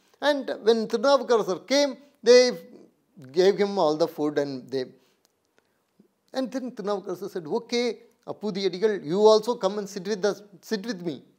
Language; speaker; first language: English; non-native, local second language; Tamil